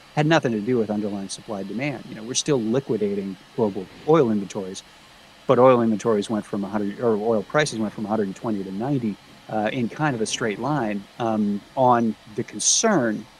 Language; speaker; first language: English; native; English